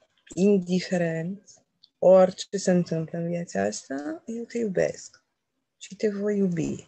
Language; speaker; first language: Romanian; non-native, local second language; Hungarian